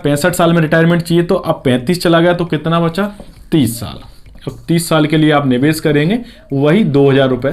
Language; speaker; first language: Hindi; native; Hindi